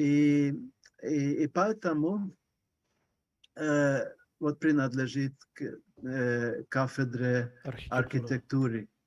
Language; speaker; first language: Russian; non-native, learner; Hungarian